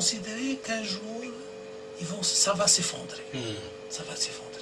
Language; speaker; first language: French; non-native, local second language; Arabic